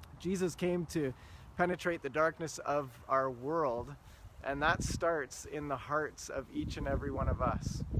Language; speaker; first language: English; native; English